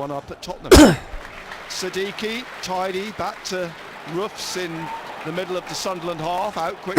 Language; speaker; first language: English; native; English